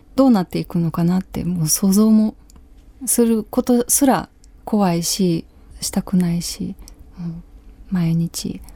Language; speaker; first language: Japanese; non-native, fluent; Ukrainian